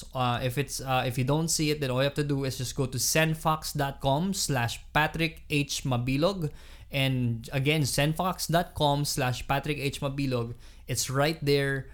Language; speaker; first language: English; non-native, local second language; Hiligaynon